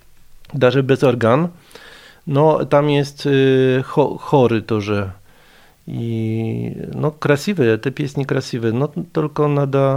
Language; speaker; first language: Russian; non-native, fluent; Polish